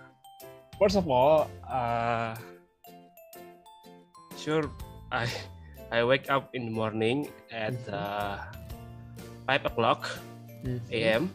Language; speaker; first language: English; non-native, learner; Indonesian